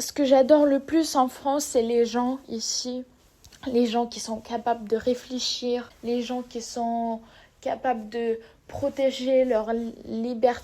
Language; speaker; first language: French; non-native, fluent; Russian